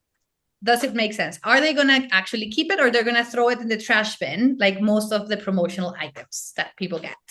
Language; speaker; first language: English; non-native, fluent; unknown